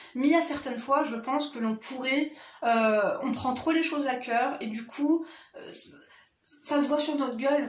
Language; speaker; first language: French; native; French